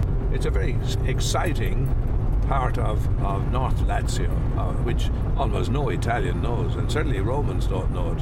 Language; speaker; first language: English; native; English